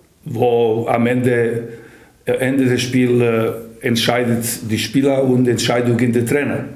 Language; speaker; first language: German; non-native, fluent; Serbian